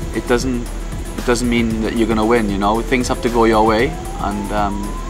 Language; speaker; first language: English; native; English